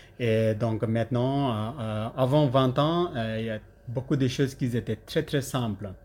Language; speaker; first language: French; non-native, learner; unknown